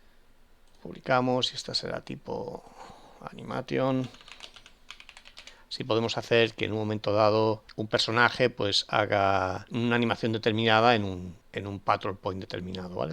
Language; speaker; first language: Spanish; native; Spanish